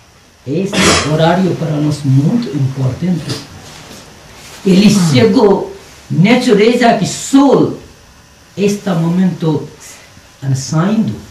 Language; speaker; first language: Portuguese; non-native, learner; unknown